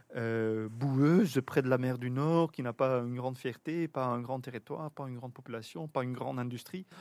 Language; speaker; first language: French; native; French